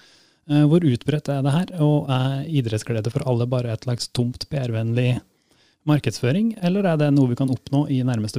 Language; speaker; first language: Norwegian; native; Norwegian